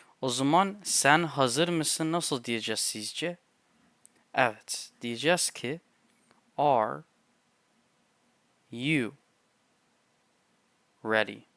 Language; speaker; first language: Turkish; non-native, fluent; English